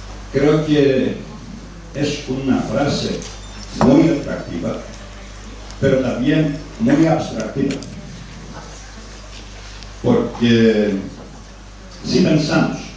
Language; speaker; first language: Spanish; non-native, learner; Greek